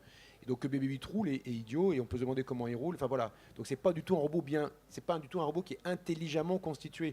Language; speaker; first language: French; native; French